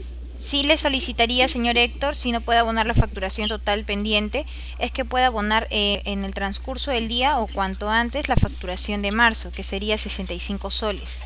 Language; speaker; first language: Spanish; native; Spanish